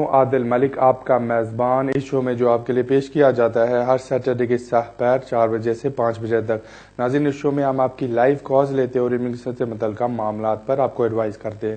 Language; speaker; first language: Urdu; native; Urdu